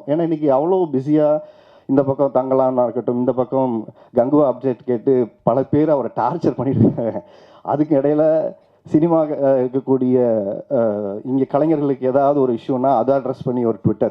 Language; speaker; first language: Tamil; native; Tamil